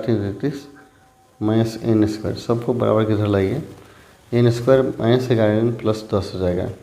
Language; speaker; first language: Hindi; native; Hindi